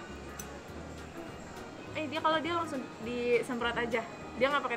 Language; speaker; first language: Indonesian; native; Indonesian